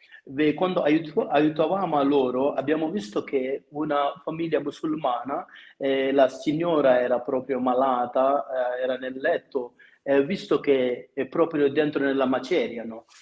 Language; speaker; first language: Italian; non-native, fluent; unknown